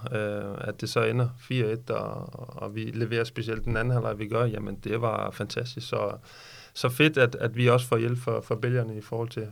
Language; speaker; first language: Danish; native; Danish